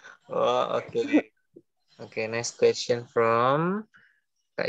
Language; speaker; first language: English; non-native, fluent; Indonesian